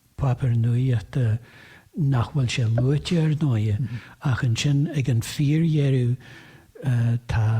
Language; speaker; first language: Irish; native; Irish